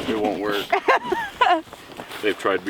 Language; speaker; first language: English; native; English